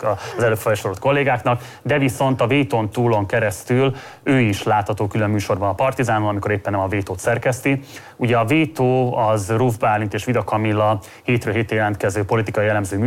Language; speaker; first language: Hungarian; native; Hungarian